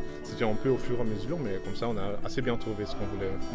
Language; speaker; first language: French; non-native, fluent; German